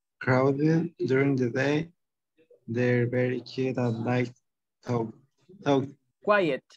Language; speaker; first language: English; non-native, learner; Spanish